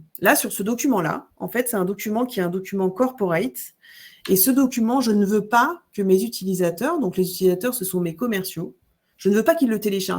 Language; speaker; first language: French; native; French